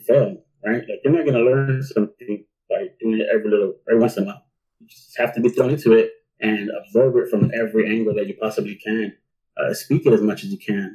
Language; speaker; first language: English; early bilingual, other home language; Spanish